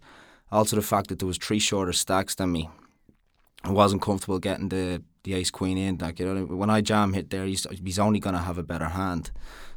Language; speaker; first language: English; native; English